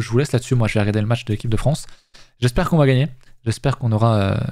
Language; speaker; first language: French; native; French